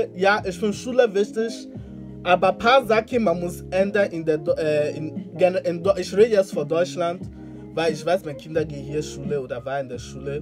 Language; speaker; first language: German; non-native, learner; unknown